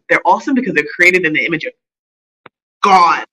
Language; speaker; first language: English; native; English